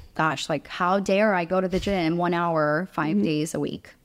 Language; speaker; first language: English; early bilingual, other home language; Romanian